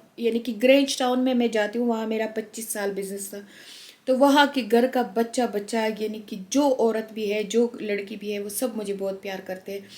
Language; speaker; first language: Urdu; non-native, local second language; Pashto